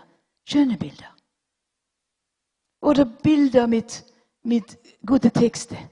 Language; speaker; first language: German; non-native, fluent; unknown